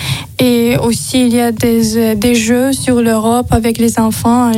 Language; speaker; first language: French; non-native, learner; Azerbaijani